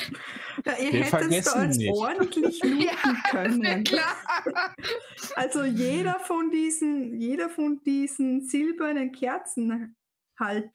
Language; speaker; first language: German; native; German